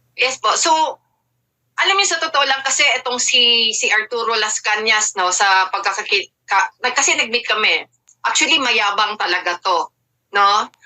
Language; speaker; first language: Filipino; native; Filipino